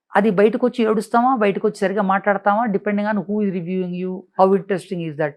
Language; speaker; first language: Telugu; native; Telugu